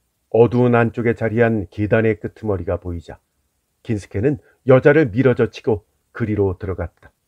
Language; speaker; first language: Korean; native; Korean